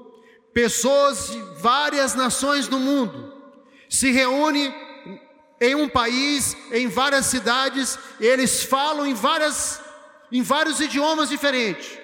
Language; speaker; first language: Portuguese; native; Portuguese